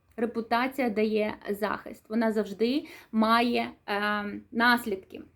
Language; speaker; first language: Ukrainian; non-native, local second language; Russian